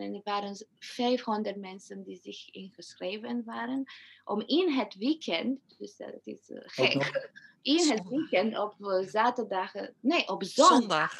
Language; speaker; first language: Dutch; non-native, fluent; Romanian